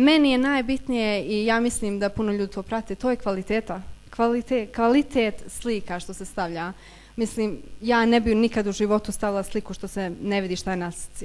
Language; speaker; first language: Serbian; early bilingual, heritage; Bosnian